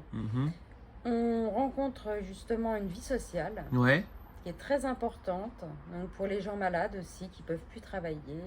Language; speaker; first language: French; native; French